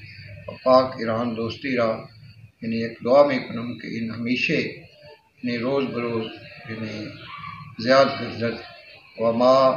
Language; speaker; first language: Persian; non-native, learner; Urdu